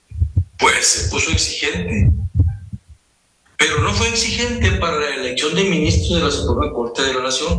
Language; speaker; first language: Spanish; native; Spanish